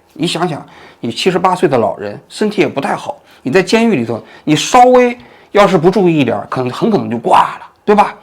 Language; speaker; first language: Chinese; native; Chinese